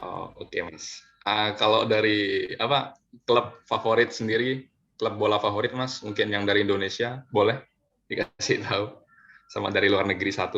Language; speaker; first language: Indonesian; non-native, local second language; Madurese